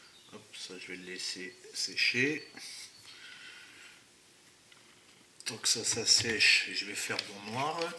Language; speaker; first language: French; native; French